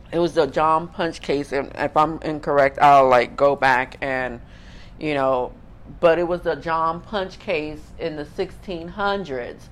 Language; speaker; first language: English; native; English